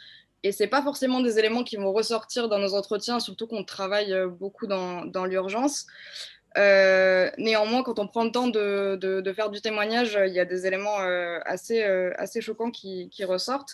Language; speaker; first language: French; native; French